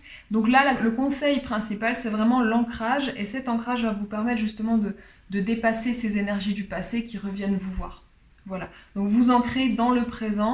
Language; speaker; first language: French; native; French